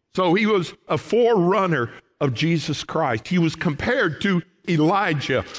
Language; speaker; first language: English; native; English